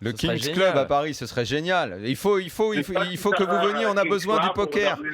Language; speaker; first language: French; native; French